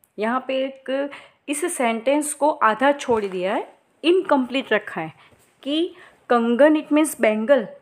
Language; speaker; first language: Hindi; non-native, local second language; Gujarati